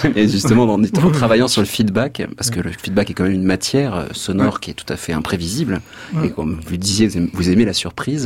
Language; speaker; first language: French; native; French